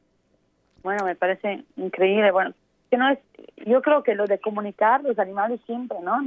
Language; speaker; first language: Spanish; native; Spanish